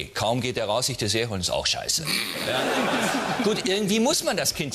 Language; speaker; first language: German; native; German